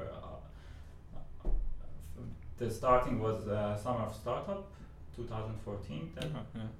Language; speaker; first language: English; non-native, fluent; Persian